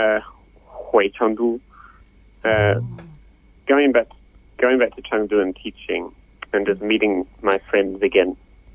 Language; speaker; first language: English; native; English